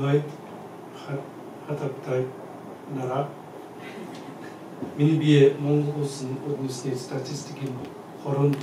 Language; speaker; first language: Mongolian; non-native, learner; English